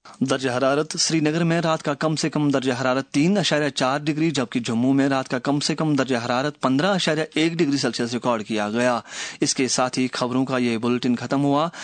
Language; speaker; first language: Urdu; non-native, local second language; Kashmiri